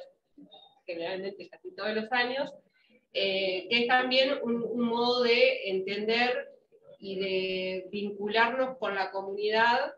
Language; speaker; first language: Spanish; native; Spanish